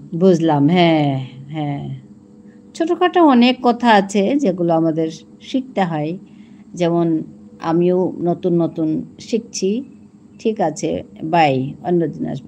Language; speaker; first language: Bangla; non-native, local second language; Manipuri